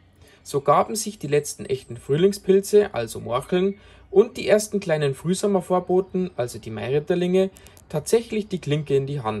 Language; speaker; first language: German; native; German